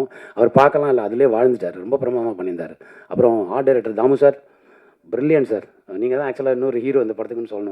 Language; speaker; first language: Tamil; native; Tamil